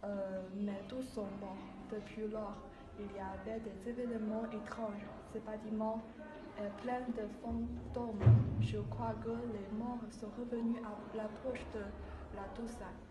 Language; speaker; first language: French; non-native, learner; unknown